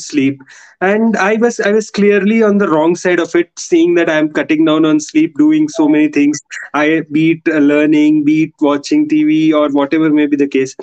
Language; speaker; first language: English; non-native, local second language; Telugu